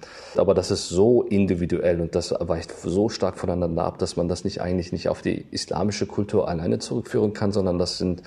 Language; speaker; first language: German; native; German